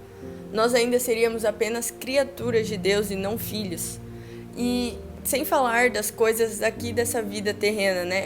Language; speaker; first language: Portuguese; native; Portuguese